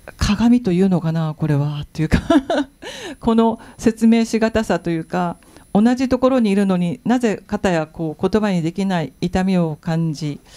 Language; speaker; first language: Japanese; native; Japanese